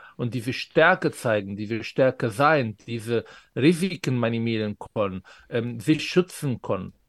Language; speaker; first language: German; non-native, fluent; Arabic